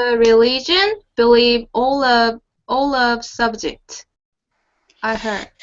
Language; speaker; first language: English; non-native, learner; Korean